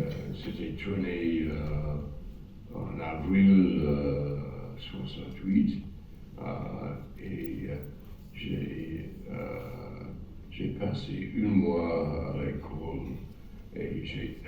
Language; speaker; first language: French; non-native, fluent; English